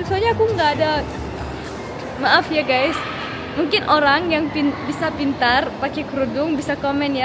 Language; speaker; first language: Indonesian; non-native, fluent; German